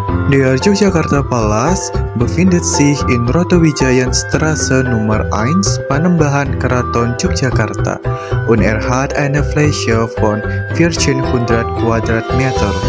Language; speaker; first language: German; non-native, learner; Indonesian